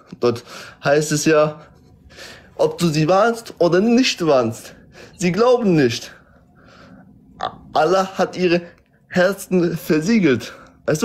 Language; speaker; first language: German; early bilingual, other home language; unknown